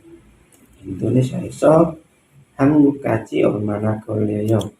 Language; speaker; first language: Korean; non-native, learner; Indonesian